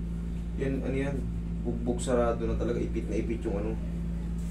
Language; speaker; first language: Filipino; native; Filipino